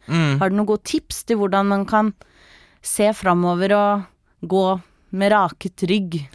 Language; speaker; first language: Norwegian; native; Norwegian